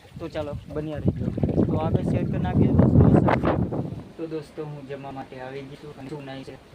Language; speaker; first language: Gujarati; non-native, local second language; Bhili